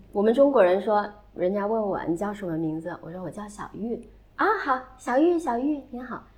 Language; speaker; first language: Chinese; native; Chinese